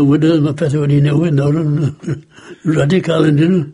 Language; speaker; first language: Welsh; native; Welsh